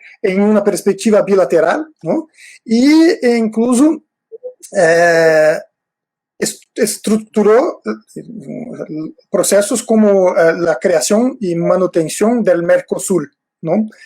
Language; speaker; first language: Spanish; non-native, fluent; Portuguese